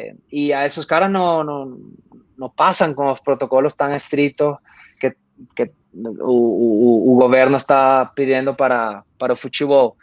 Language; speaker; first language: Portuguese; non-native, fluent; Spanish